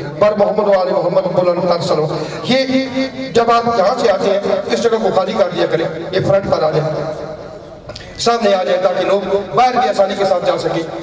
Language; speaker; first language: Urdu; non-native, local second language; Punjabi